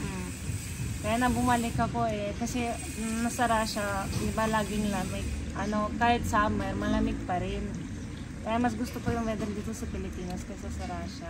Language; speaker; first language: Filipino; non-native, fluent; Russian